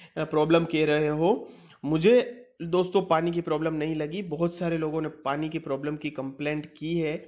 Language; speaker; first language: Hindi; non-native, local second language; Gujarati